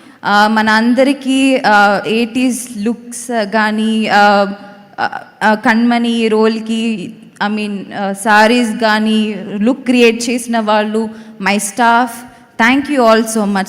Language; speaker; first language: Telugu; non-native, local second language; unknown